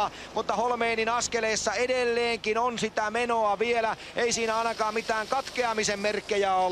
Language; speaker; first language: Finnish; native; Finnish